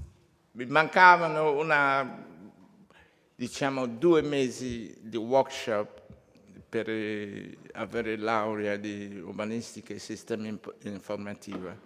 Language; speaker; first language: Italian; non-native, fluent; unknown